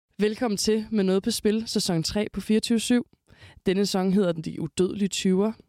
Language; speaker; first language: Danish; native; Danish